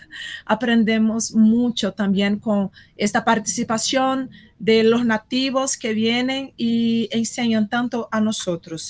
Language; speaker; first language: Spanish; non-native, fluent; Portuguese